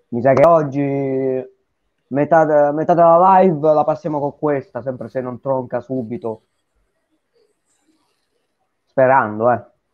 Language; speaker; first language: Italian; native; Italian